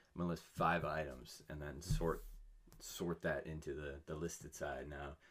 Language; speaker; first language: English; native; English